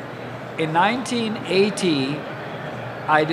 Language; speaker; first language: English; non-native, local second language; Punjabi